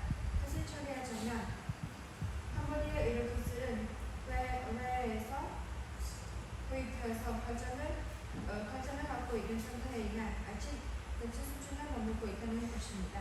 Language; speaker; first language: Korean; non-native, fluent; Khmer